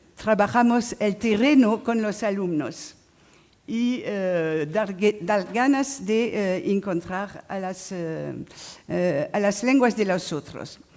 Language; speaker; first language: Spanish; non-native, fluent; French